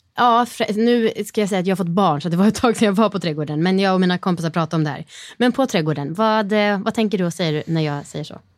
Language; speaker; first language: Swedish; native; Swedish